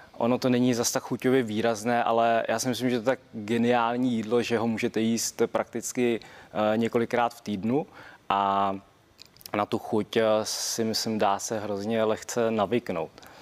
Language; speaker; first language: Czech; early bilingual, other home language; Vietnamese